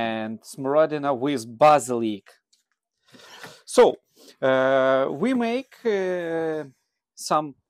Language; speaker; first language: English; non-native, learner; Russian